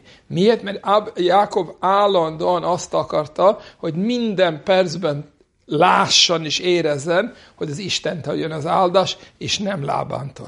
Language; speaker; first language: Hungarian; non-native, fluent; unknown